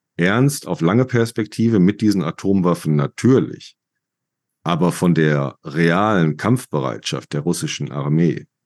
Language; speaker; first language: German; native; German